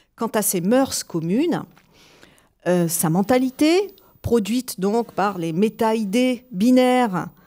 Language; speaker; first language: French; native; French